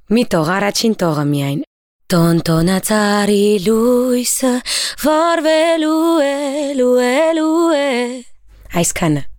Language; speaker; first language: Armenian; native; Armenian